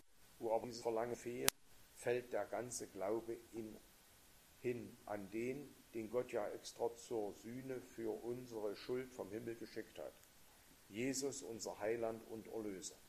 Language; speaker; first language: German; native; German